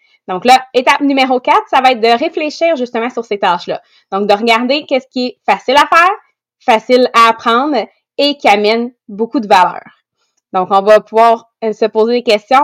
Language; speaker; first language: French; native; French